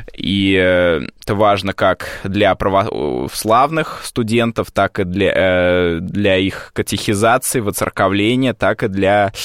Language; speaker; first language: Russian; native; Russian